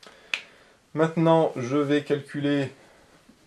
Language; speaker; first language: French; native; French